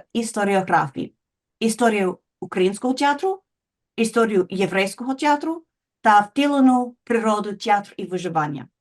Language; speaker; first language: Ukrainian; non-native, fluent; English